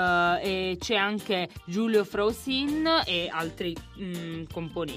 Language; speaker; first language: Italian; native; Italian